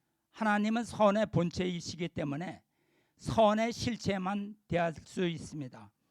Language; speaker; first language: Korean; native; Korean